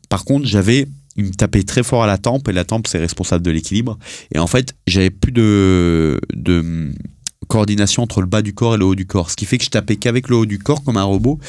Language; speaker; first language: French; native; French